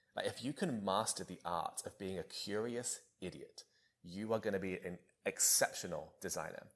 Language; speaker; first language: English; native; English